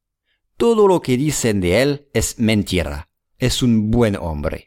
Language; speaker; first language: Spanish; non-native, fluent; English